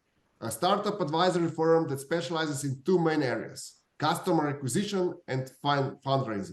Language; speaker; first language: English; non-native, fluent; Slovenian